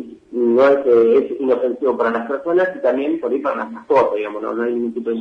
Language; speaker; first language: Spanish; native; Spanish